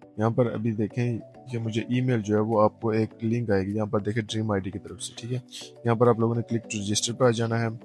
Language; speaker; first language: Urdu; native; Urdu